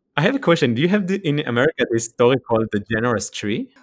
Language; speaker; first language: English; non-native, fluent; Hebrew